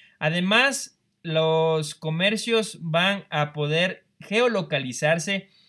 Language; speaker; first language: Spanish; native; Spanish